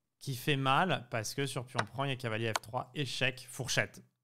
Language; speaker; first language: French; native; French